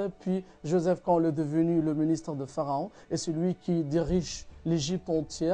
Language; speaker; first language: French; non-native, fluent; Arabic